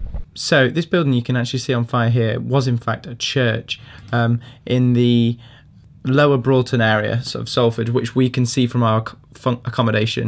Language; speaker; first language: English; native; English